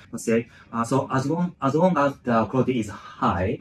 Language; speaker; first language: English; non-native, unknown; Japanese